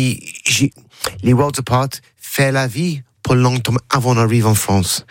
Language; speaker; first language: French; non-native, learner; English